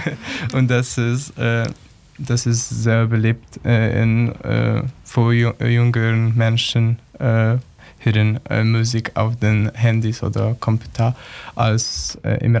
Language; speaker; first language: German; non-native, learner; Polish